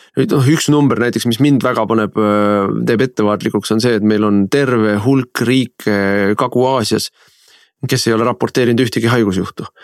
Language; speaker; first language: Estonian; native; Estonian